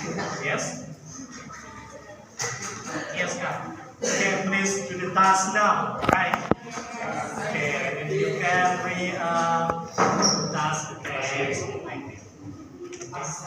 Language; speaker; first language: English; non-native, learner; Indonesian